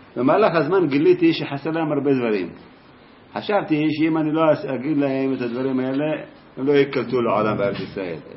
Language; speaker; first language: Hebrew; native; Hebrew